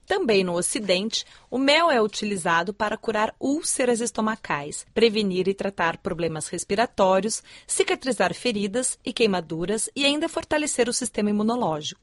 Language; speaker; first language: Portuguese; native; Portuguese